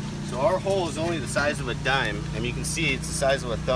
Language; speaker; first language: English; native; English